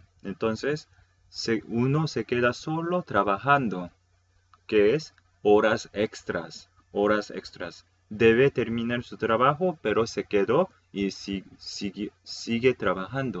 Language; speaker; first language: Spanish; non-native, fluent; Korean